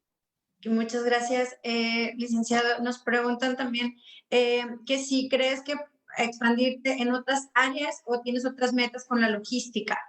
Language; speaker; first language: Spanish; native; Spanish